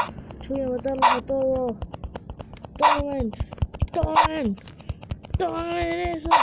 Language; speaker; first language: Spanish; native; Spanish